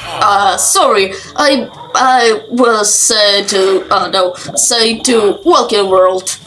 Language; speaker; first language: English; non-native, learner; Ukrainian